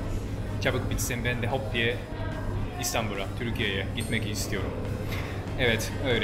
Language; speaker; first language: Turkish; non-native, fluent; Japanese